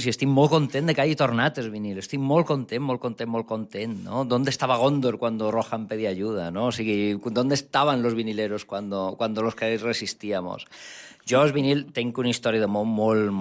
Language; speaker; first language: Catalan; non-native, local second language; Spanish